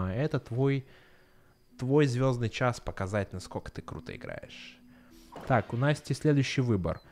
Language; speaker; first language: Russian; native; Russian